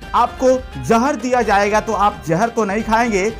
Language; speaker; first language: Hindi; non-native, local second language; Bhojpuri